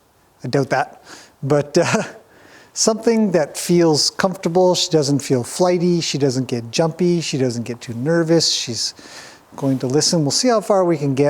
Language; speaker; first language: English; native; English